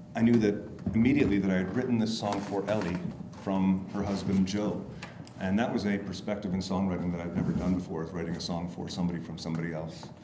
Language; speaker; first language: English; native; English